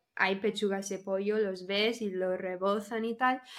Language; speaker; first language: Spanish; non-native, fluent; English